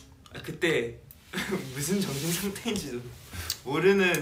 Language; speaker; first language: Korean; early bilingual, heritage; Korean